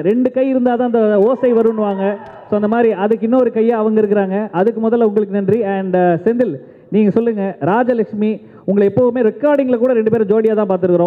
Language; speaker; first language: Tamil; native; Tamil